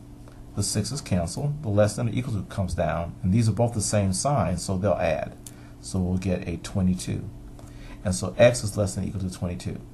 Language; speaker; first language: English; native; English